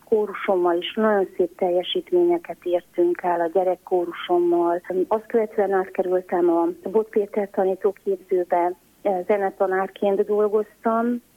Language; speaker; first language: Hungarian; native; Hungarian